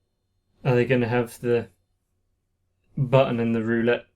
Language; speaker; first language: English; native; English